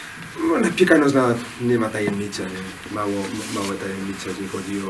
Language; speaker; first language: Polish; non-native, learner; Spanish